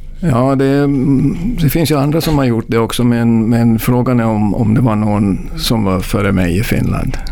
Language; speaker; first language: Swedish; native; Swedish